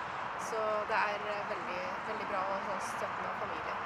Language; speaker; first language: Norwegian; early bilingual, other home language; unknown